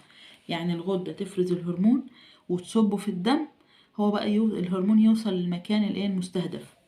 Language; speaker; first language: Arabic; native; Arabic